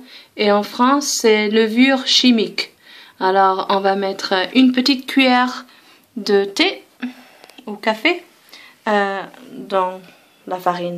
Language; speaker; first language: French; non-native, fluent; English